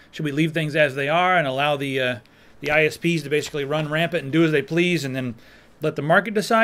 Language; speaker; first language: English; native; English